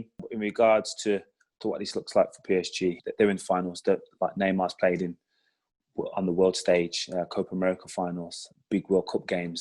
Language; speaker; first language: English; native; English